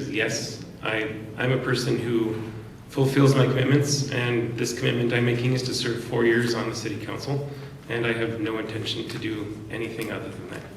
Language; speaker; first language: English; native; English